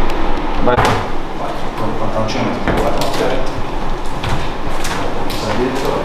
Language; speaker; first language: Italian; native; Italian